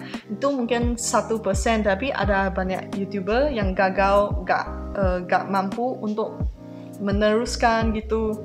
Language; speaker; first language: Indonesian; non-native, fluent; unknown